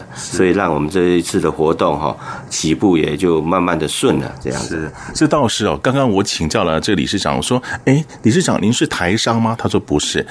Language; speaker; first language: Chinese; native; Chinese